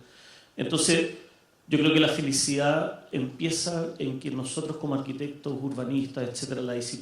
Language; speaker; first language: Spanish; native; Spanish